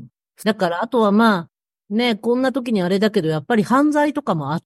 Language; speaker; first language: Japanese; native; Japanese